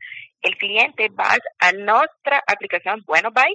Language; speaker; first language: Spanish; non-native, learner; Portuguese